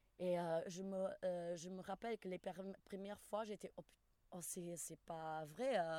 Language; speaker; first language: French; non-native, fluent; Portuguese